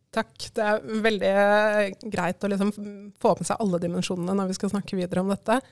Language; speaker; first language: Norwegian; native; Norwegian